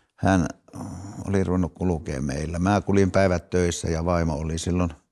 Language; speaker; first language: Finnish; native; Finnish